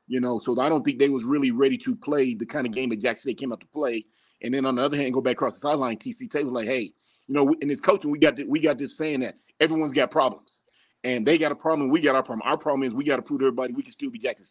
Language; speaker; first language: English; native; English